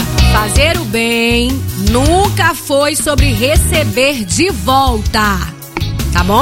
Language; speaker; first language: Portuguese; native; Portuguese